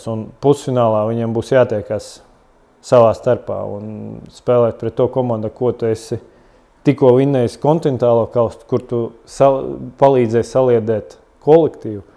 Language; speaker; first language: Latvian; non-native, local second language; Russian